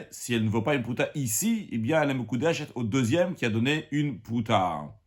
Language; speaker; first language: French; native; French